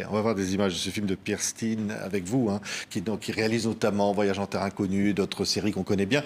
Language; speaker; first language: French; native; French